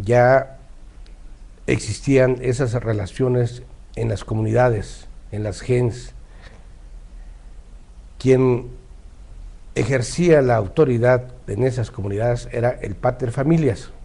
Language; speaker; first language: Spanish; native; Spanish